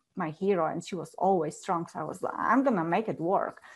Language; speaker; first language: English; non-native, fluent; Polish